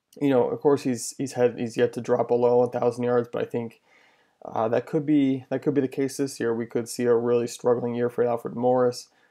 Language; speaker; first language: English; native; English